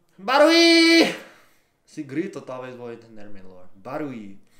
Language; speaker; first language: Portuguese; non-native, learner; English